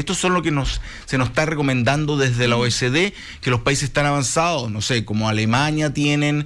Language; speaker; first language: Spanish; native; Spanish